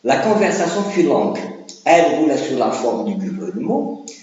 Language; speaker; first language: French; non-native, local second language; Arabic